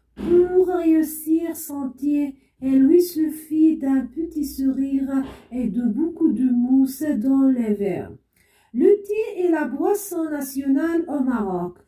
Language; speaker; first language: French; non-native, local second language; Arabic